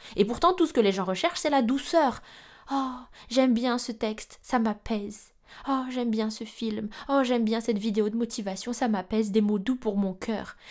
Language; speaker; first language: French; non-native, local second language; Malagasy